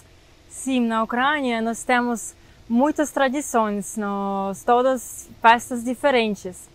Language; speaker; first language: Portuguese; non-native, fluent; Ukrainian